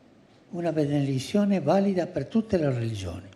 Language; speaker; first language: Italian; non-native, fluent; Spanish